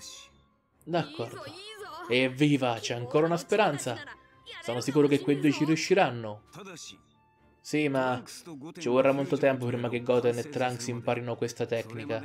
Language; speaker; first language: Italian; native; Italian